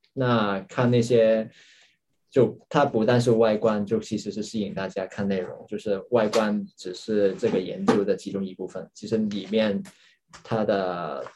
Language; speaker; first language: Chinese; non-native, local second language; Cantonese